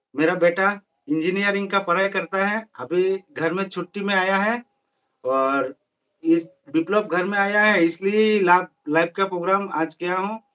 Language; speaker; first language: Hindi; non-native, local second language; Bangla